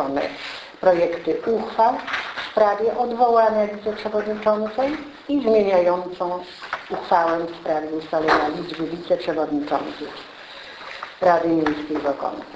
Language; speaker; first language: Polish; native; Polish